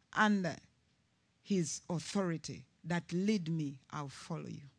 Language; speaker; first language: English; non-native, local second language; Ganda